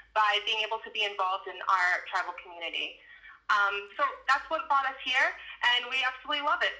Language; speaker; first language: English; native; English